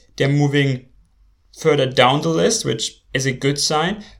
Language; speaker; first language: English; non-native, fluent; German